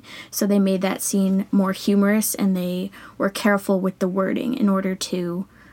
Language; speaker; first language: English; native; English